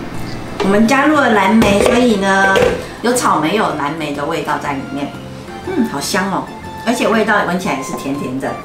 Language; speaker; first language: Chinese; native; Chinese